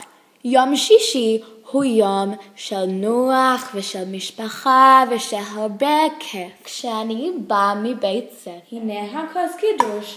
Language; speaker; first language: Hebrew; non-native, learner; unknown